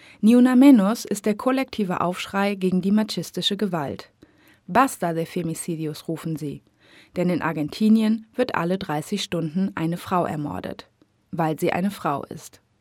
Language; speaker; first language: German; native; German